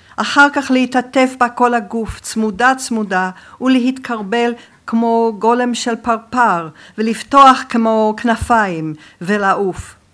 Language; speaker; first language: Hebrew; non-native, fluent; English